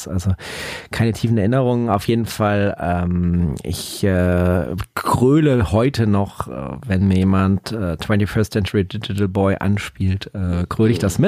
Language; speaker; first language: German; native; German